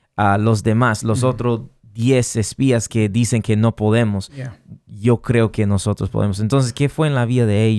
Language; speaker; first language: Spanish; non-native, fluent; English